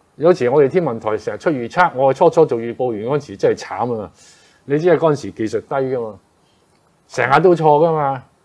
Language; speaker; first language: Chinese; non-native, local second language; Cantonese